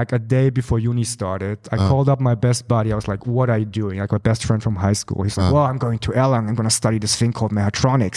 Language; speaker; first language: English; non-native, fluent; German